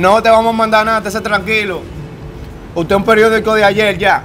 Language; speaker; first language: Spanish; native; Spanish